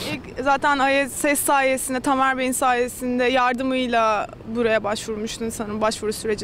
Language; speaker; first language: Turkish; native; Turkish